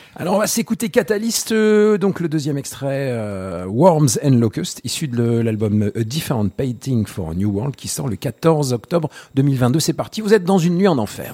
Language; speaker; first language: French; native; French